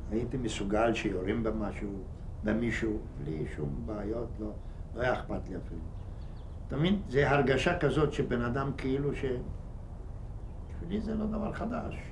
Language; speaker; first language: Hebrew; non-native, fluent; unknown